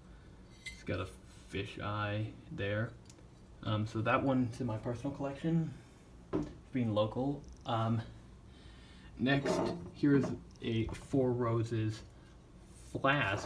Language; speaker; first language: English; native; English